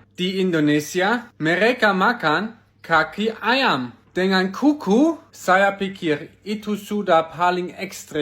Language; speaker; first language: Indonesian; non-native, fluent; German